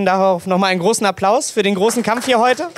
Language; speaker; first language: German; native; German